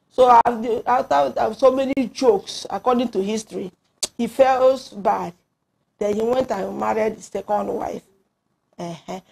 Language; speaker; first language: English; non-native, local second language; Igbo